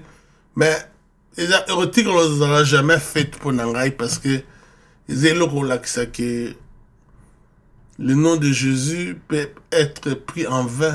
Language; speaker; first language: French; non-native, local second language; Lingala